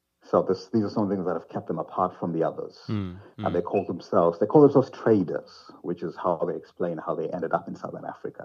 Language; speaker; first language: English; non-native, local second language; Shona